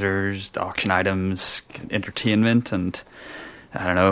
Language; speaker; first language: English; native; English